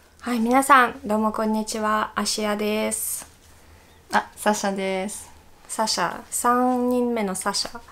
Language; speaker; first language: Japanese; non-native, fluent; Russian